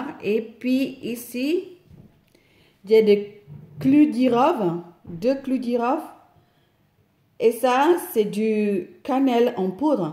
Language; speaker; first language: French; non-native, fluent; Indonesian